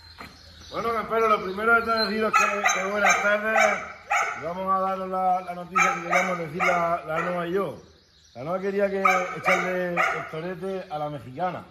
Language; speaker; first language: Spanish; native; Spanish